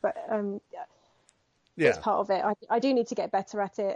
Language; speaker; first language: English; native; English